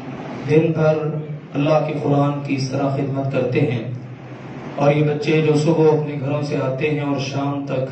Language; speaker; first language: Urdu; native; Urdu